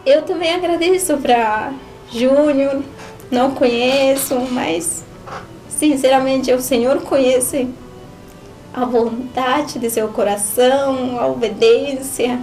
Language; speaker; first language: Portuguese; non-native, learner; Spanish